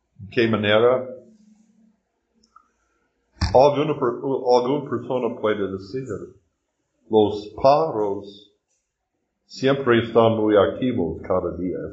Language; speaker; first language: Spanish; non-native, learner; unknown